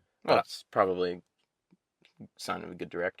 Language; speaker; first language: English; native; English